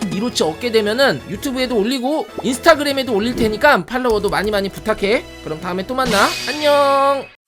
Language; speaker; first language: Korean; native; Korean